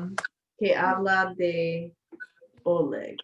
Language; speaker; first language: Spanish; non-native, learner; English